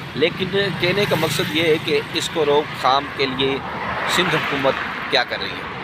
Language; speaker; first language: Urdu; non-native, local second language; Sindhi